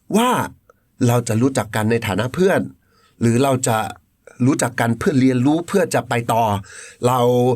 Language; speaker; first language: Thai; native; Thai